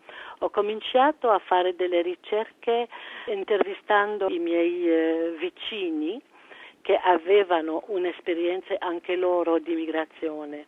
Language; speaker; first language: Italian; early bilingual, heritage; French